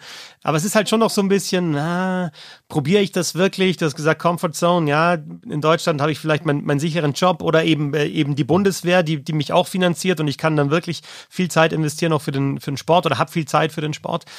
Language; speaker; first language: German; native; German